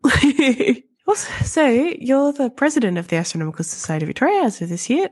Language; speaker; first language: English; native; English